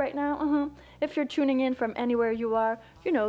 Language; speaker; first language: English; non-native, fluent; French